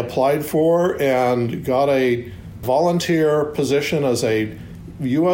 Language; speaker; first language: English; native; English